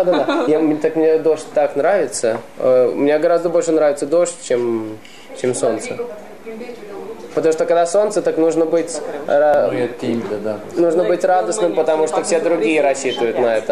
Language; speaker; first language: Russian; early bilingual, heritage; Russian